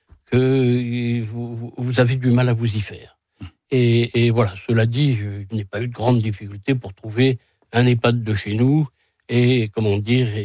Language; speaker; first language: French; native; French